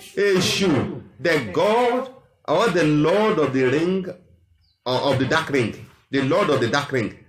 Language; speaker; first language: English; non-native, local second language; Yoruba